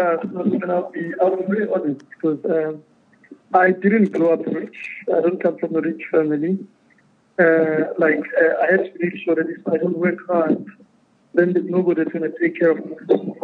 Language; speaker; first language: English; non-native, local second language; Zulu